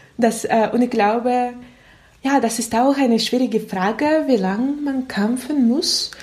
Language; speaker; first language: German; non-native, learner; Russian